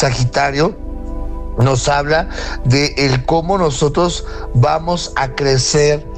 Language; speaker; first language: Spanish; native; Spanish